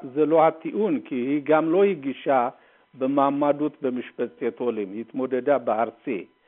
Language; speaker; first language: Hebrew; non-native, fluent; Amharic